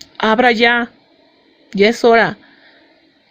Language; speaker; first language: Spanish; native; Spanish